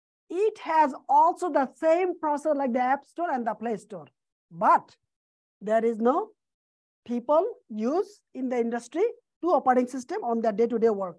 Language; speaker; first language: English; non-native, fluent; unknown